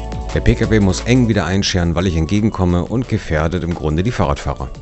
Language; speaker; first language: German; native; German